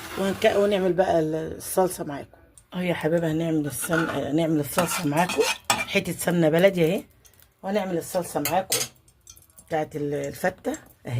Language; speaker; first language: Arabic; native; Arabic